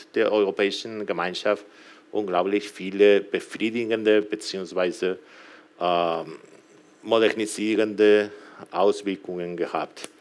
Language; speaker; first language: German; non-native, fluent; Galician